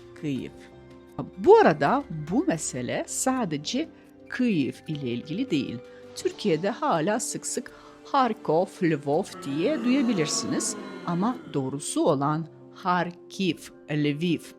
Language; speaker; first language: Turkish; non-native, fluent; Ukrainian